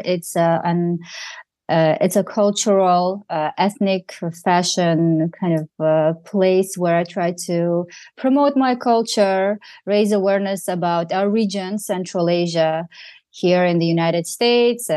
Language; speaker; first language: English; non-native, fluent; Russian